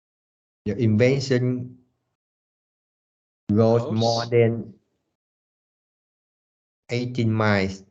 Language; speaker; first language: English; non-native, learner; Vietnamese